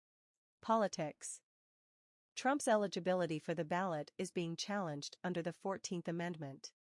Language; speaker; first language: English; native; English